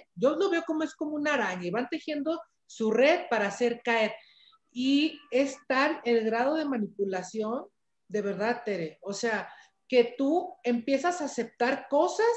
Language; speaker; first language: Spanish; native; Spanish